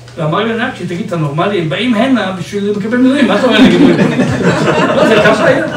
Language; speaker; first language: Hebrew; native; Hebrew